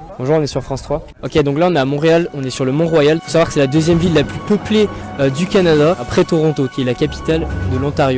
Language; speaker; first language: French; native; French